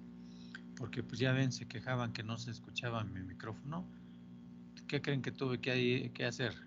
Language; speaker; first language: Spanish; native; Spanish